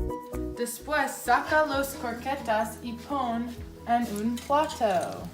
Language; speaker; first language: Spanish; non-native, learner; English